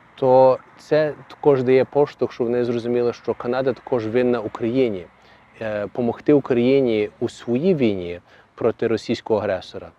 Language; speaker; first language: Ukrainian; early bilingual, heritage; Ukrainian